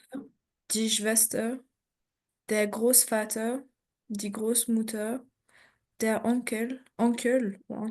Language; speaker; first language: German; non-native, learner; French